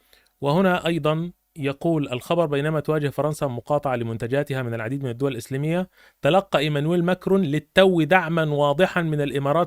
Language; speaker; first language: Arabic; native; Arabic